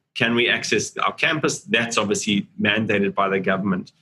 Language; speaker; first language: English; native; English